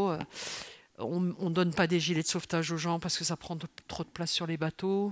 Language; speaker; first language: French; native; French